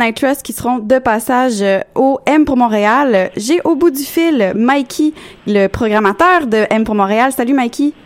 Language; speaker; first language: French; native; French